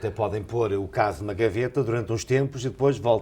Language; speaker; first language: Portuguese; native; Portuguese